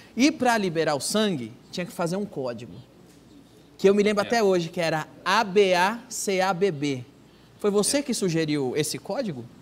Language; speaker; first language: Portuguese; native; Portuguese